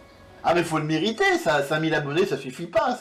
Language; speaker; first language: French; native; French